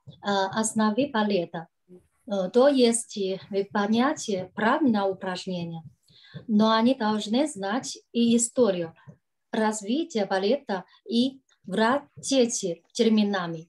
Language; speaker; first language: Russian; non-native, learner; Chinese